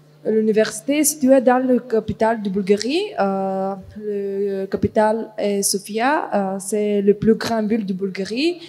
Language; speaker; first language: French; non-native, fluent; Bulgarian